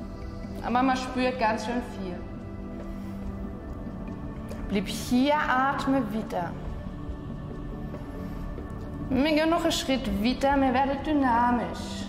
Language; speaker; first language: German; non-native, fluent; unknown